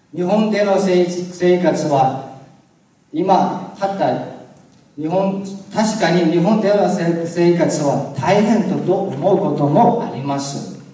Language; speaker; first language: Japanese; non-native, learner; Chinese